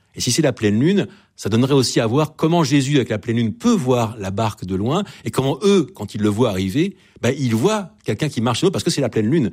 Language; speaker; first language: French; native; French